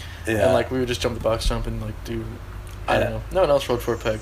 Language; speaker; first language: English; native; English